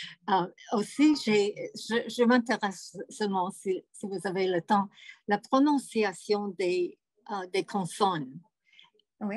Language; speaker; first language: French; non-native, fluent; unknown